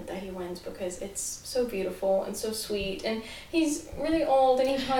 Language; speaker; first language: English; native; English